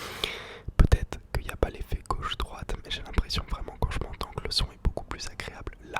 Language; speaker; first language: French; native; French